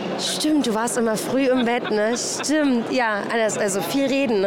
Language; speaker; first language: German; native; German